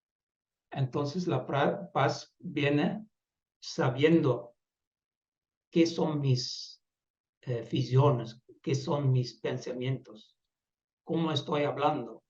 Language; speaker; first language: Spanish; non-native, fluent; Dutch